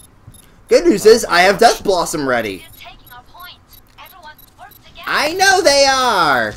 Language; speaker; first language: English; native; English